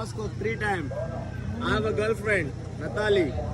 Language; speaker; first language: English; non-native, learner; Hindi